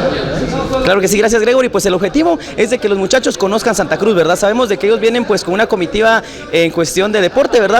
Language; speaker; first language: Spanish; native; Spanish